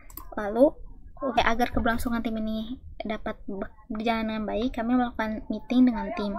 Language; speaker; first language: Indonesian; native; Indonesian